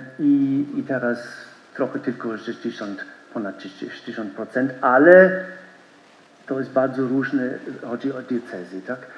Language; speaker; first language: Polish; non-native, learner; German